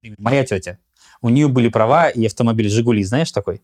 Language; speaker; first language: Russian; native; Russian